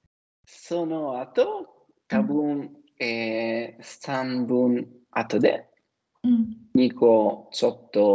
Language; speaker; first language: Japanese; non-native, learner; Italian